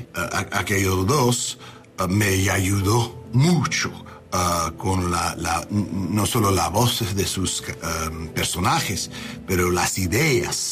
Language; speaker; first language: Spanish; non-native, learner; English